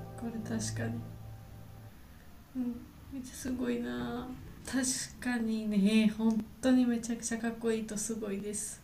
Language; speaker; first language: Japanese; non-native, learner; Georgian